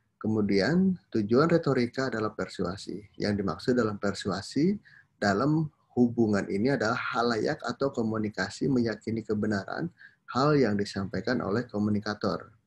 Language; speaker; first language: Indonesian; non-native, local second language; Sundanese